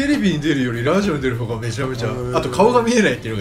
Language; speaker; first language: Japanese; native; Japanese